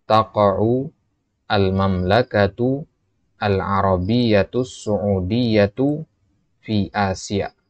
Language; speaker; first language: Arabic; non-native, fluent; Indonesian